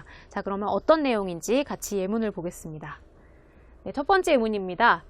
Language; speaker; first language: Korean; native; Korean